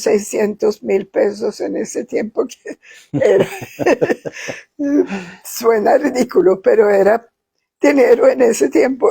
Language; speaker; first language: Spanish; non-native, fluent; Swedish